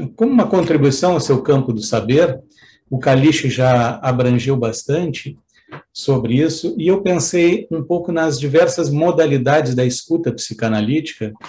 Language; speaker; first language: Portuguese; native; Portuguese